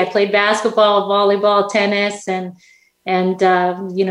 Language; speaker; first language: English; native; English